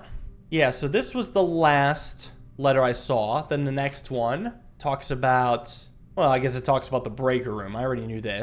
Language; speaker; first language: English; native; English